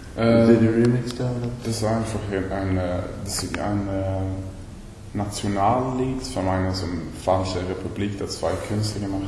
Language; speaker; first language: German; non-native, learner; Swedish